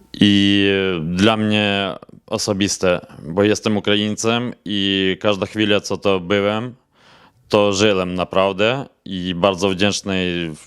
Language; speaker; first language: Polish; non-native, learner; Ukrainian